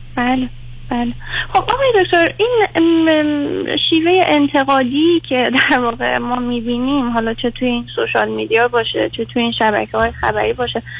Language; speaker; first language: Persian; early bilingual, heritage; Persian